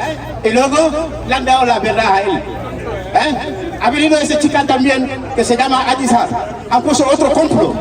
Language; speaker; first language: Spanish; non-native, learner; Wolof